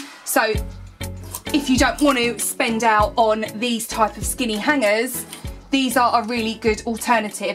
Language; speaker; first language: English; native; English